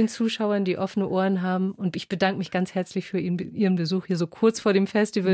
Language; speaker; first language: German; native; German